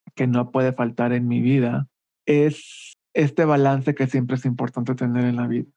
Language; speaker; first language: Spanish; native; Spanish